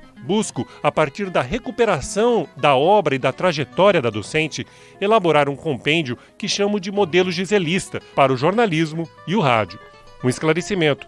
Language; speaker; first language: Portuguese; native; Portuguese